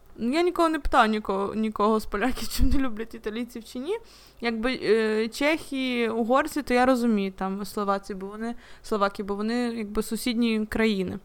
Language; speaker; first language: Ukrainian; native; Ukrainian